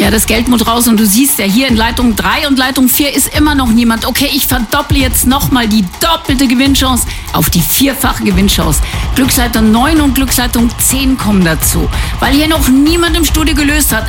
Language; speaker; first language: German; native; German